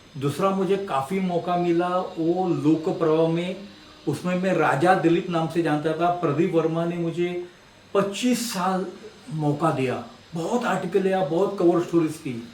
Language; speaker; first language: Hindi; non-native, local second language; Marathi